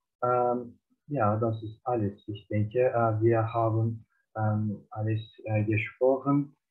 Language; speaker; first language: German; non-native, learner; Turkish